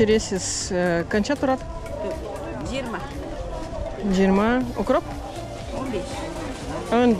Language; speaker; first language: Kyrgyz; non-native, learner; Russian